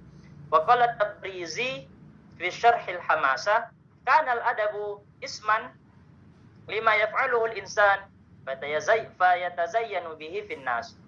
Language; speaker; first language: Arabic; non-native, learner; Indonesian